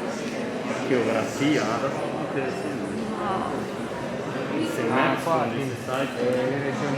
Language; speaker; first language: German; non-native, learner; Spanish